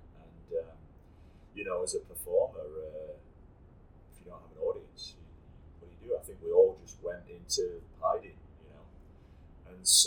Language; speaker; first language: English; native; English